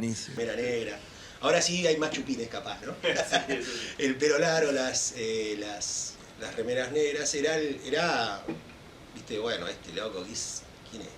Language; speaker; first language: Spanish; native; Spanish